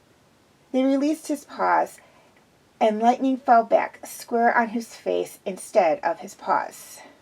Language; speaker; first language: English; native; English